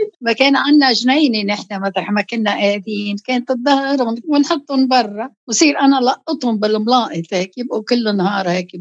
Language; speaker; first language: Arabic; native; Arabic